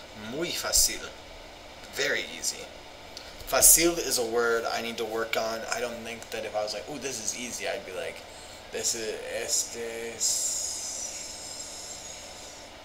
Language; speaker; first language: English; native; English